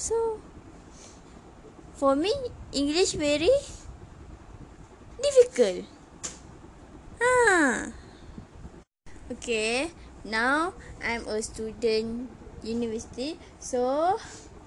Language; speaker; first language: English; non-native, local second language; Malay